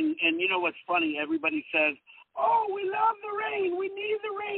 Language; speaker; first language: English; early bilingual, other home language; Spanish